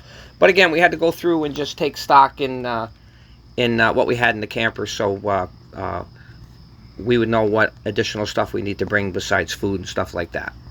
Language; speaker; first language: English; native; English